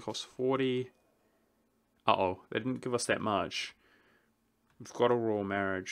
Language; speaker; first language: English; native; English